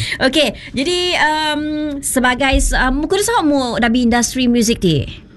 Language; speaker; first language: Malay; non-native, local second language; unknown